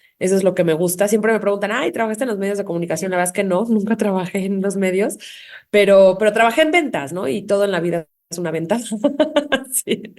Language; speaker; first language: Spanish; native; Spanish